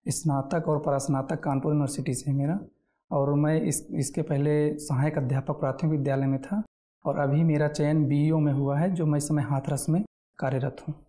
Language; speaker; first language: Hindi; native; Hindi